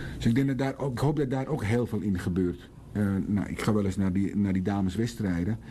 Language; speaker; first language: Dutch; early bilingual, other home language; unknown